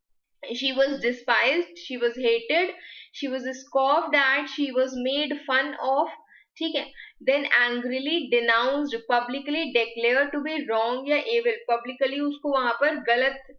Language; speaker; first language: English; non-native, local second language; Hindi